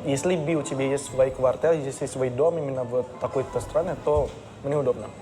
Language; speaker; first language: Russian; non-native, learner; Indonesian